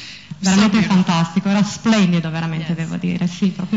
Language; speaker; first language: Italian; native; Italian